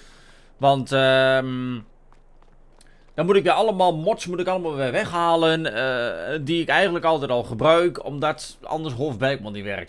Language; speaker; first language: Dutch; native; Dutch